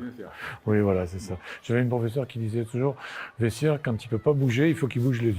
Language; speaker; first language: French; native; French